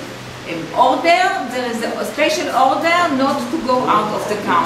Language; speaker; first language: English; non-native, fluent; Hebrew